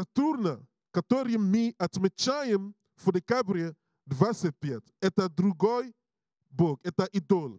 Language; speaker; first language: Russian; non-native, learner; English